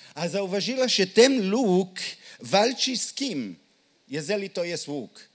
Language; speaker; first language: Polish; non-native, learner; Hebrew